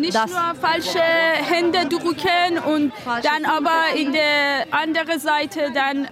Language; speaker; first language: German; non-native, fluent; Persian